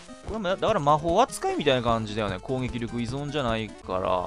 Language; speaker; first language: Japanese; native; Japanese